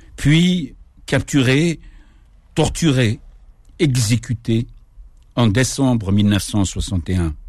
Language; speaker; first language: French; non-native, local second language; Kabyle